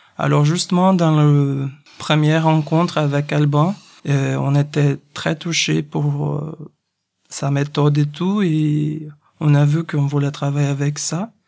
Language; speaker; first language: French; non-native, fluent; Portuguese